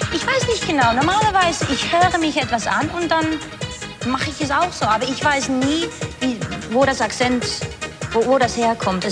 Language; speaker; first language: German; non-native, learner; Dutch